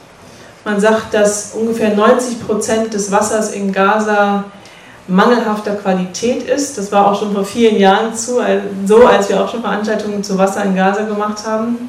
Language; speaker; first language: German; native; German